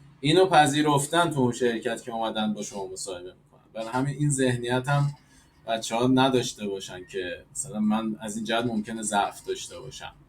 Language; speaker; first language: Persian; native; Persian